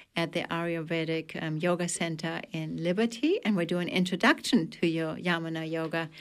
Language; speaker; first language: English; non-native, fluent; German